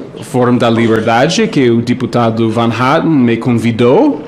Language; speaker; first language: Portuguese; non-native, fluent; English